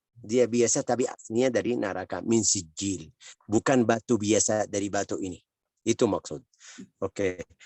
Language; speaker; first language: Indonesian; non-native, learner; Arabic